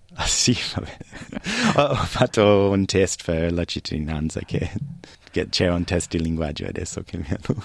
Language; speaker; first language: Italian; non-native, fluent; English